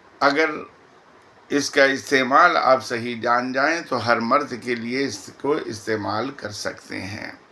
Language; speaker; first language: Urdu; native; Urdu